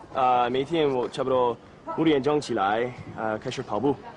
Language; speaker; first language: Chinese; non-native, learner; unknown